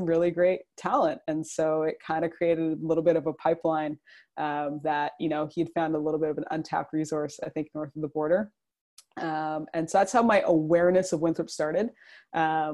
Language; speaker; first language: English; native; English